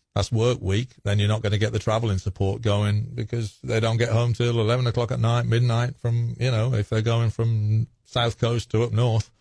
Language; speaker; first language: English; native; English